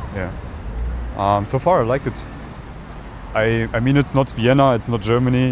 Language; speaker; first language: English; non-native, fluent; German